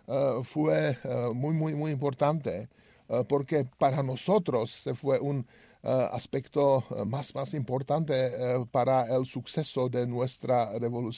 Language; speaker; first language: Spanish; non-native, learner; Czech